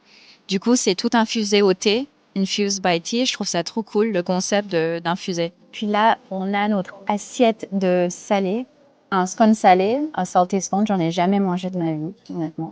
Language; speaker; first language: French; native; French